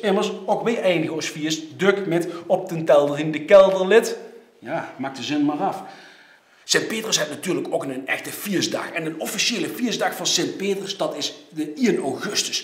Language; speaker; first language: Dutch; native; Dutch